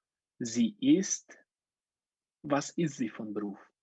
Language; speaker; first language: German; non-native, fluent; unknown